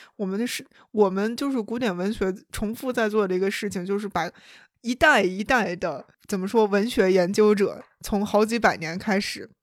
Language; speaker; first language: Chinese; native; Chinese